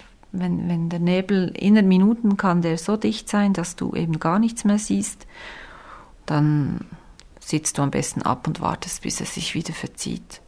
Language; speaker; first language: German; native; German